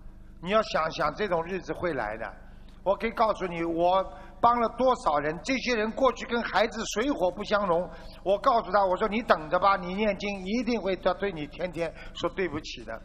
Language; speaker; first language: Chinese; native; Chinese